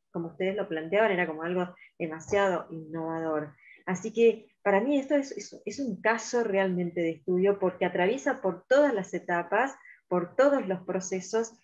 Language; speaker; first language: Spanish; native; Spanish